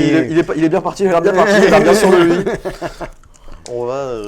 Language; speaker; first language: French; native; French